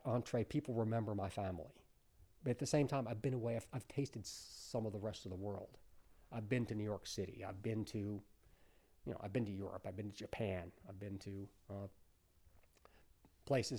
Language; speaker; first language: English; native; English